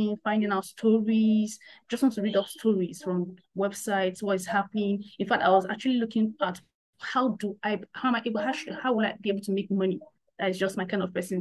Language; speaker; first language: English; non-native, local second language; Igbo